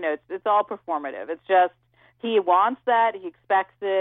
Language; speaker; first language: English; native; English